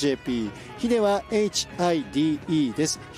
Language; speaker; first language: Japanese; native; Japanese